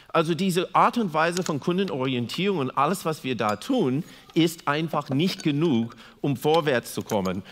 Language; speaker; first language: German; non-native, fluent; English